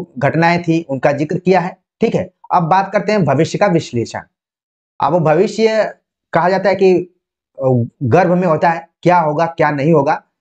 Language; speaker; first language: Hindi; native; Hindi